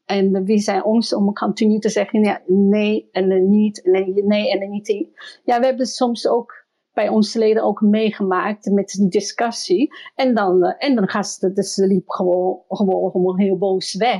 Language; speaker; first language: Dutch; non-native, fluent; Chinese